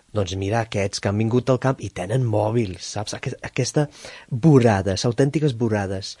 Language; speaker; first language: Catalan; non-native, fluent; English